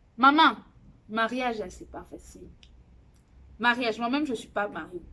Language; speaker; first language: French; non-native, local second language; Lingala